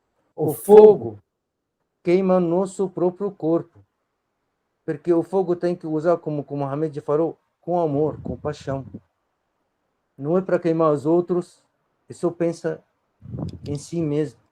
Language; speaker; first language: Portuguese; non-native, fluent; Arabic